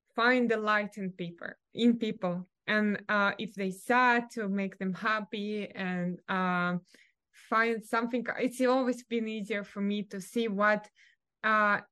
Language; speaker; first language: English; non-native, fluent; Russian